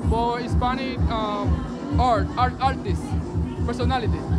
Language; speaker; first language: English; non-native, learner; Spanish